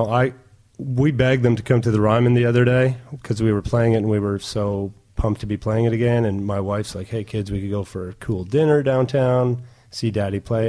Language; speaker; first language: English; non-native, fluent; German